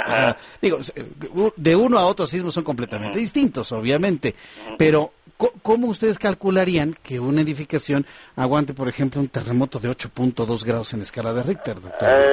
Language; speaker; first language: Spanish; native; Spanish